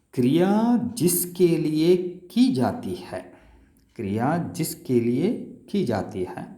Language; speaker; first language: Hindi; non-native, local second language; Telugu